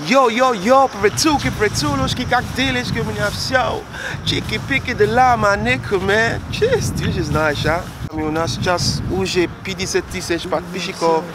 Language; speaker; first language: Russian; non-native, learner; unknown